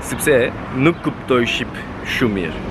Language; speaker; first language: Albanian; non-native, learner; Turkish